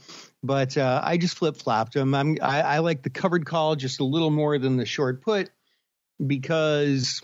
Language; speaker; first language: English; native; English